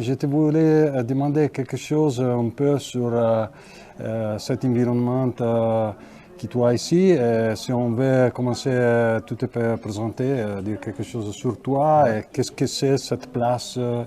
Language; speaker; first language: French; non-native, learner; Italian